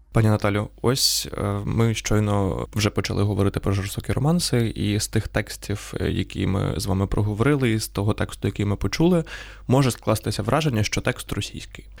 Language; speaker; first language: Ukrainian; native; Ukrainian